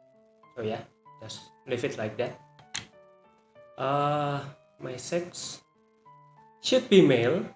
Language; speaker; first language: English; non-native, learner; Indonesian